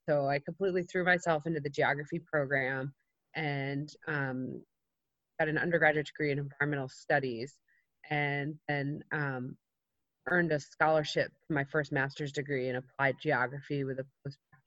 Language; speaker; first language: English; native; English